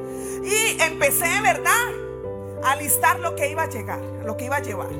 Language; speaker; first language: Spanish; native; Spanish